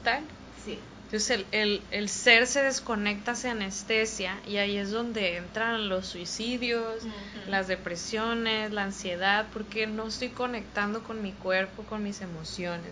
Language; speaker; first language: Spanish; native; Spanish